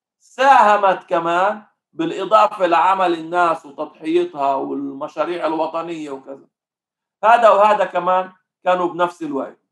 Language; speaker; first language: Arabic; native; Arabic